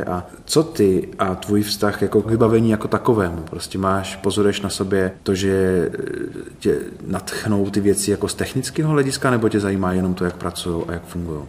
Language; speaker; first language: Czech; native; Czech